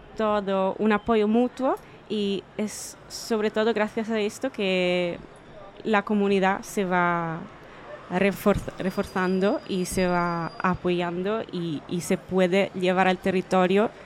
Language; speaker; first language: Spanish; non-native, fluent; Italian